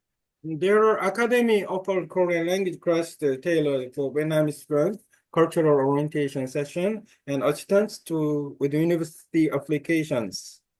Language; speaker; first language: English; non-native, learner; Korean